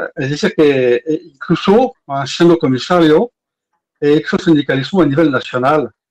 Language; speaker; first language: Spanish; non-native, fluent; Arabic